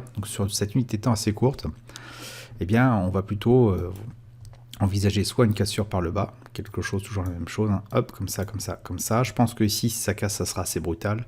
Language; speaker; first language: French; native; French